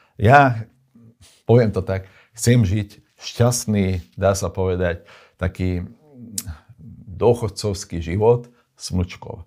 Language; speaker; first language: Slovak; non-native, local second language; Hungarian